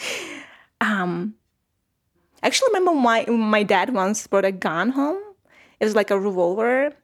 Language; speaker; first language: English; non-native, fluent; Armenian